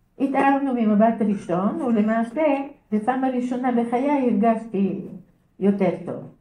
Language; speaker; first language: Hebrew; early bilingual, other home language; Bulgarian